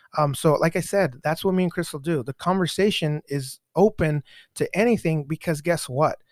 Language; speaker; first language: English; early bilingual, other home language; Spanish